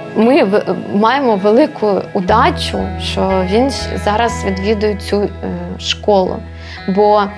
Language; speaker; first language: Ukrainian; non-native, local second language; Russian